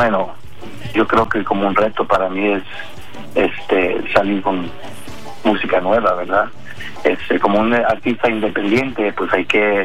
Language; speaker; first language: Spanish; early bilingual, heritage; Spanish